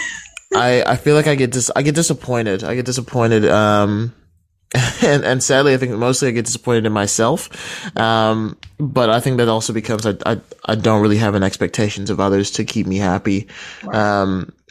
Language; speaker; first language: English; native; English